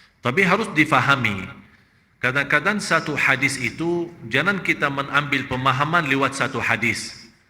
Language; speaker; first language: Malay; non-native, fluent; Arabic